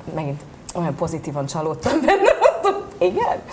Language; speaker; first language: Hungarian; early bilingual, heritage; Hungarian